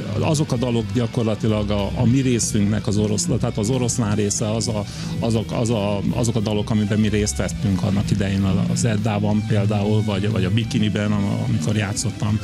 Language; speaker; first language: Hungarian; native; Hungarian